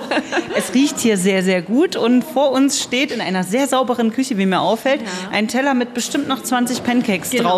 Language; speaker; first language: German; native; German